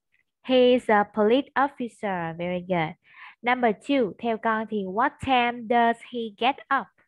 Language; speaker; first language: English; non-native, fluent; Vietnamese